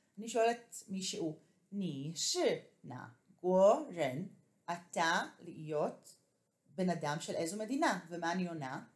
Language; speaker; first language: Hebrew; native; Hebrew